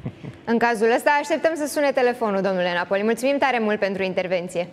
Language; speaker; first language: Romanian; native; Romanian